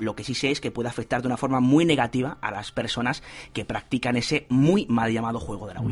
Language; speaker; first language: Spanish; native; Spanish